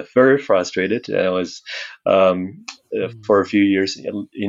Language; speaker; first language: English; non-native, fluent; Chinese